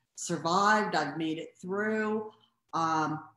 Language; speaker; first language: English; native; English